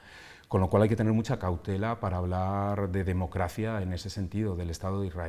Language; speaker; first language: Spanish; native; Spanish